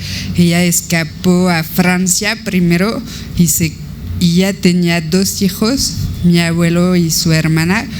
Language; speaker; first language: Spanish; non-native, fluent; French